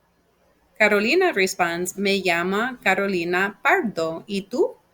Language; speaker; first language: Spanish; non-native, fluent; English